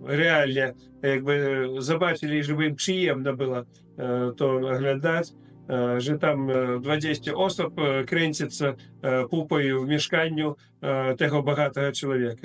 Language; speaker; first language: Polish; non-native, fluent; Russian